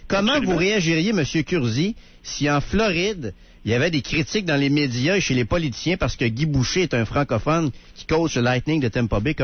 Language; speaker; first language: French; native; French